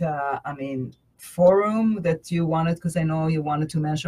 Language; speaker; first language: English; non-native, fluent; Hebrew